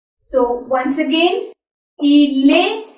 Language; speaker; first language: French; non-native, fluent; Hindi